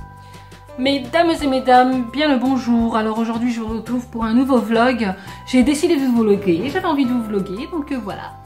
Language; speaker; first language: French; native; French